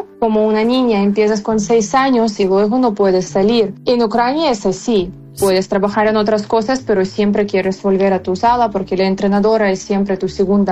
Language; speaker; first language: Spanish; non-native, fluent; Ukrainian